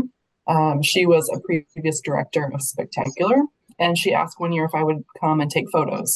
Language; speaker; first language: English; native; English